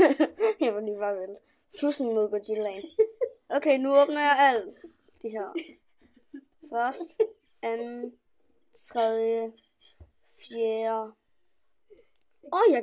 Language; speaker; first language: Danish; early bilingual, other home language; Polish